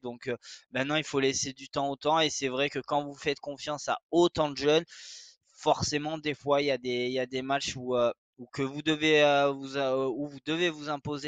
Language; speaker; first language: French; native; French